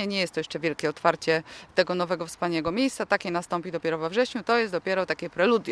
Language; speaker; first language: Polish; native; Polish